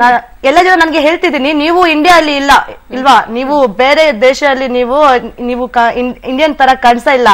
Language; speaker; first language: Kannada; non-native, local second language; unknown